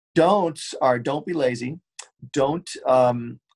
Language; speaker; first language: English; native; English